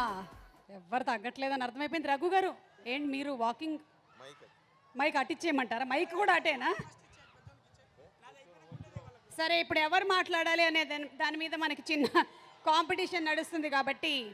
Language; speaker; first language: Telugu; native; Telugu